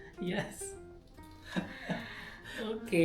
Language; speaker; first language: English; non-native, local second language; Filipino